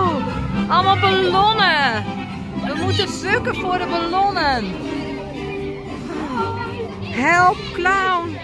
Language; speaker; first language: Dutch; native; Dutch